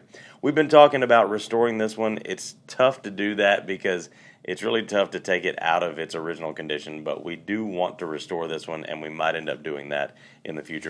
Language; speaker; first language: English; native; English